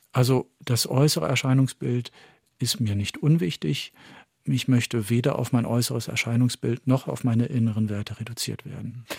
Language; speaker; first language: German; early bilingual, heritage; French